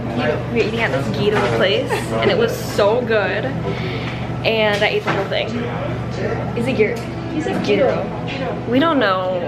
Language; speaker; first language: English; native; English